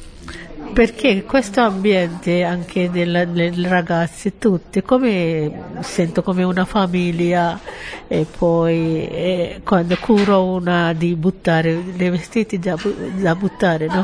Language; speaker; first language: Italian; non-native, learner; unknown